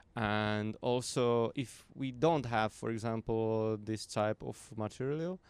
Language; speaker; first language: English; non-native, fluent; Slovak